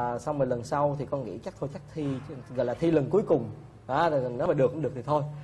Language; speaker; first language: Vietnamese; early bilingual, heritage; Vietnamese